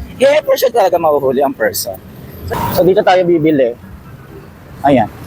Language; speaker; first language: Filipino; native; Filipino